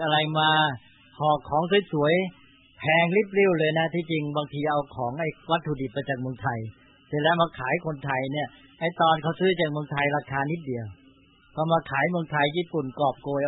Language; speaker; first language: Thai; native; Thai